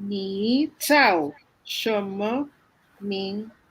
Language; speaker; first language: Chinese; non-native, learner; Filipino